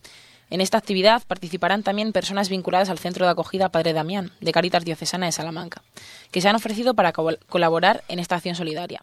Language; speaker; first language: Spanish; native; Spanish